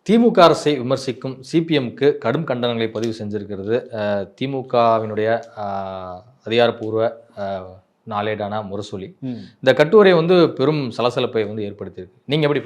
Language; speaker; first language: Tamil; native; Tamil